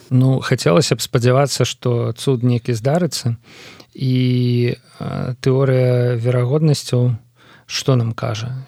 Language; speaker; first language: Belarusian; non-native, local second language; Russian